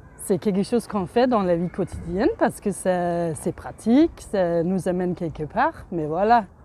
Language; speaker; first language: French; non-native, fluent; Danish